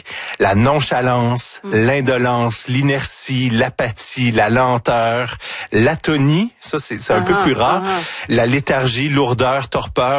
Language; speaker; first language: French; native; French